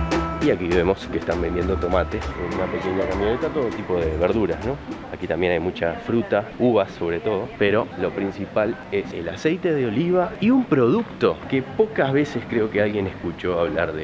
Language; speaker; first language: Spanish; native; Spanish